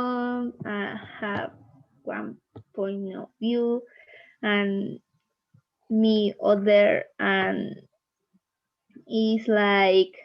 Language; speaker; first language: English; non-native, learner; Spanish